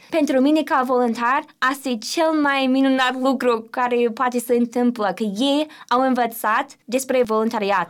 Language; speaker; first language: Romanian; non-native, learner; English